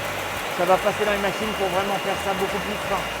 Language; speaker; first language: French; native; French